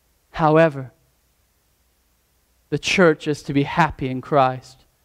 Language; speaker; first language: English; native; English